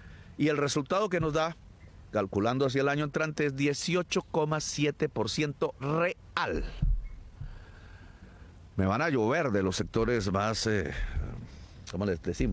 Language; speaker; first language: Spanish; native; Spanish